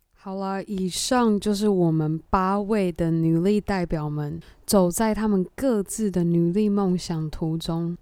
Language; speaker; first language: Chinese; native; Chinese